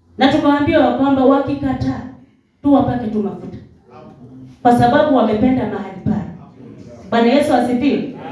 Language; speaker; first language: Swahili; native; Swahili